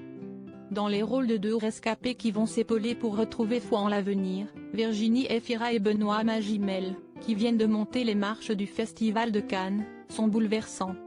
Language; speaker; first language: French; native; French